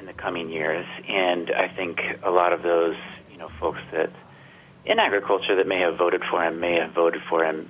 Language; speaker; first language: English; native; English